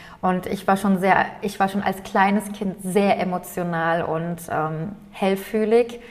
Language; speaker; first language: German; early bilingual, other home language; Turkish